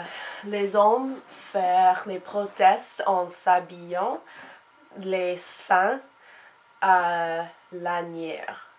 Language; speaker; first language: French; non-native, learner; English